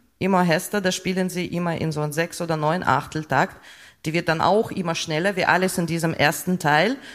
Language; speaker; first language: German; non-native, fluent; Russian